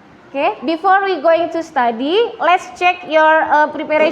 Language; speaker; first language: English; non-native, fluent; Indonesian